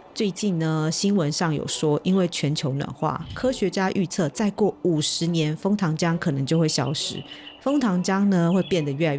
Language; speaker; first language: Chinese; native; Chinese